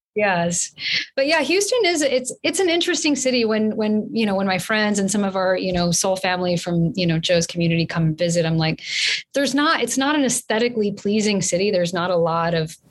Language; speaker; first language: English; early bilingual, other home language; Spanish